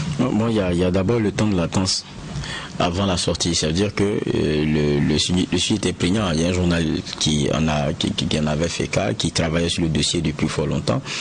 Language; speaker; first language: French; native; French